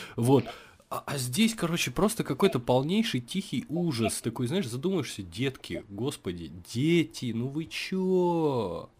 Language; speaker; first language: Russian; native; Russian